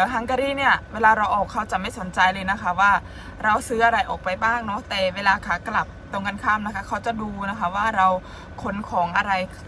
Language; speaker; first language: Thai; native; Thai